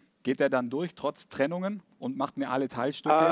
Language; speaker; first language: German; native; German